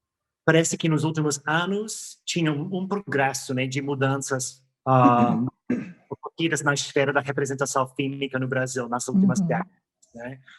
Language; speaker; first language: Portuguese; non-native, fluent; English